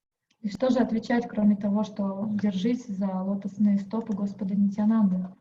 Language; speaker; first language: Russian; native; Russian